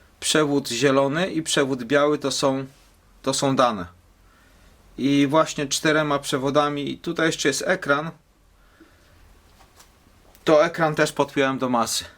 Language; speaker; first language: Polish; native; Polish